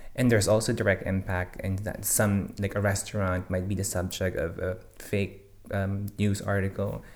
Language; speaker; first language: English; non-native, local second language; Filipino